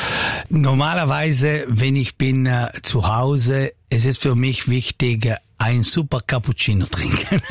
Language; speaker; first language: German; non-native, learner; Italian